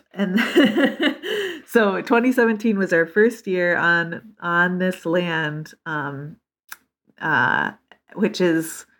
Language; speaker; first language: English; native; English